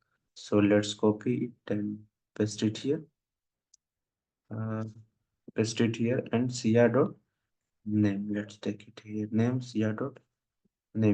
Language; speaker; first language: English; non-native, local second language; Hindi